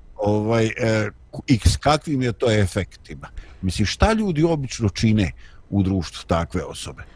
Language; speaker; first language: Bosnian; native; Bosnian